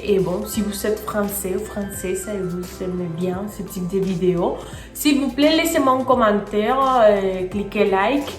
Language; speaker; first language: French; non-native, fluent; Spanish